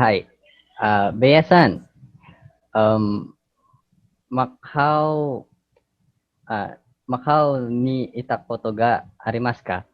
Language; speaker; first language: Japanese; non-native, learner; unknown